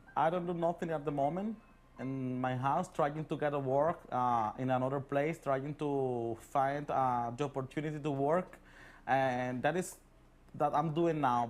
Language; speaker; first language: English; non-native, learner; Spanish